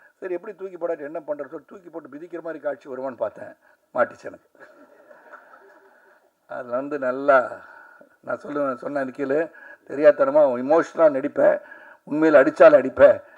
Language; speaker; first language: Tamil; native; Tamil